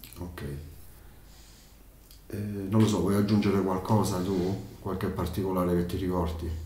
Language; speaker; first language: Italian; native; Italian